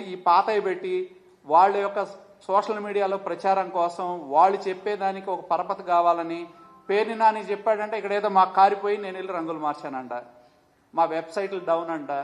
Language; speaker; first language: Telugu; native; Telugu